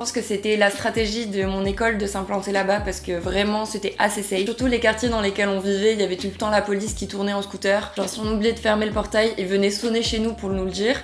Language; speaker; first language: French; native; French